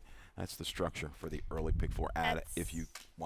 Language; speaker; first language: English; native; English